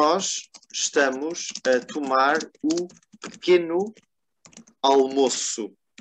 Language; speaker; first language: Portuguese; non-native, fluent; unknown